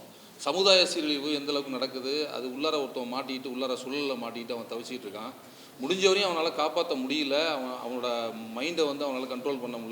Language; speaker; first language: Tamil; native; Tamil